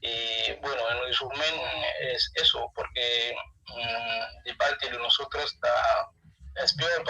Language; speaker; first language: Spanish; non-native, learner; Haitian Creole